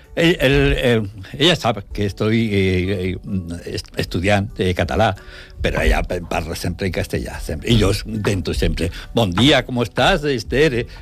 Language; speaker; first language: Catalan; non-native, learner; Spanish